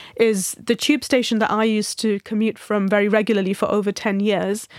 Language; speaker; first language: English; non-native, local second language; Hindi